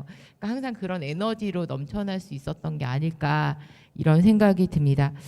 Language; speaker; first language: Korean; native; Korean